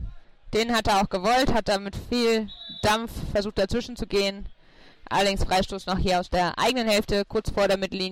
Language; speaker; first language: German; native; German